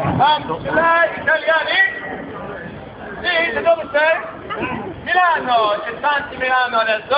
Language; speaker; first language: Italian; non-native, learner; English